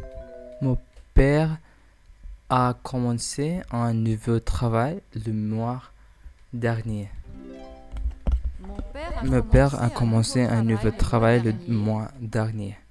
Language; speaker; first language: French; non-native, learner; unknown